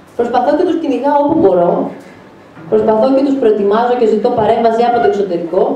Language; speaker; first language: Greek; native; Greek